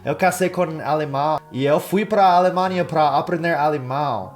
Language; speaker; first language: Portuguese; non-native, fluent; English